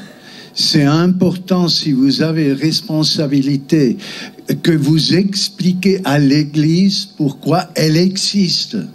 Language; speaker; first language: French; non-native, local second language; German